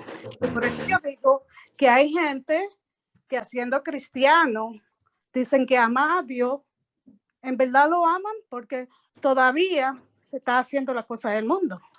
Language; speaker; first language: Spanish; early bilingual, heritage; Spanish